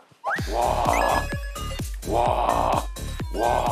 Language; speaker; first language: Korean; native; Korean